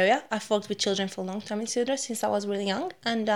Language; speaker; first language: English; non-native, fluent; Arabic